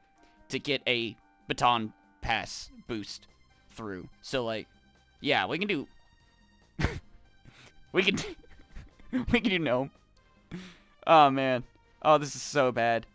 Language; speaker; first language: English; native; English